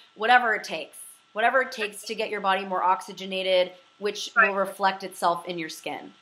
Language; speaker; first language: English; native; English